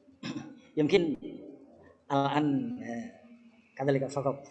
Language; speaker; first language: Arabic; non-native, learner; Indonesian